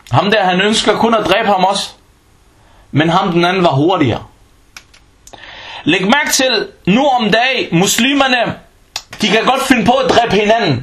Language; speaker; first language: Danish; early bilingual, other home language; Arabic